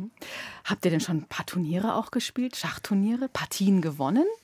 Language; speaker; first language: German; native; German